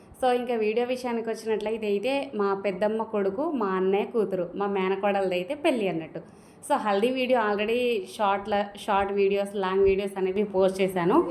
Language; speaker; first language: Telugu; non-native, local second language; Lambadi